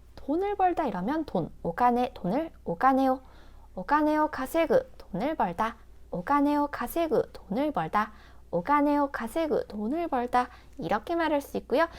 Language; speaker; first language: Korean; native; Korean